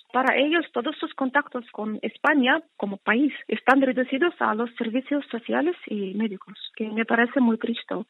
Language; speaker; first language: Spanish; non-native, fluent; Russian